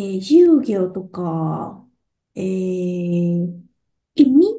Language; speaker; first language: Japanese; non-native, learner; Vietnamese